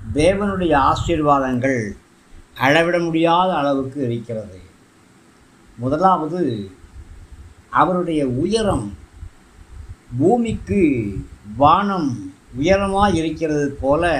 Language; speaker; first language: Tamil; native; Tamil